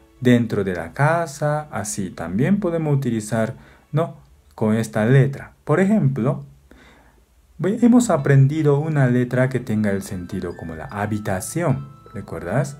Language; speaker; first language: Spanish; non-native, fluent; Japanese